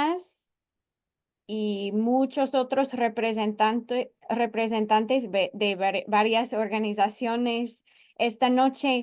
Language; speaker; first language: Spanish; non-native, fluent; English